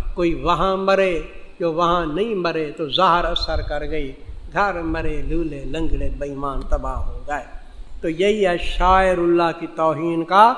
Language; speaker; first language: Urdu; non-native, local second language; Saraiki